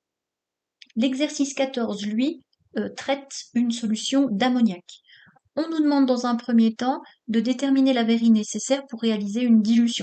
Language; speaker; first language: French; native; French